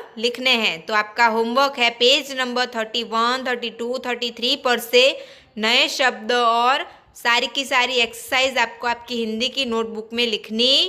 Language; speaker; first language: Hindi; non-native, local second language; Gujarati